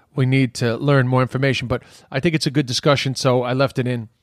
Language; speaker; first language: English; native; English